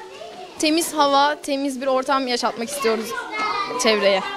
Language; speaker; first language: Turkish; native; Turkish